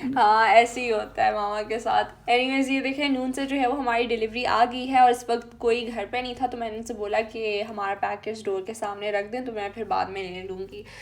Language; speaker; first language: Urdu; native; Urdu